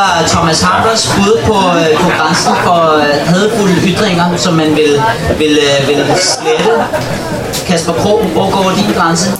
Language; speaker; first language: Danish; native; Danish